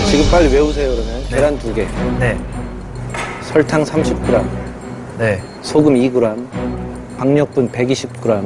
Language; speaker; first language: Korean; native; Korean